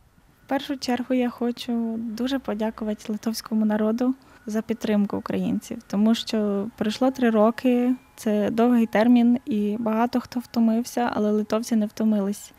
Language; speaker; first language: Ukrainian; native; Ukrainian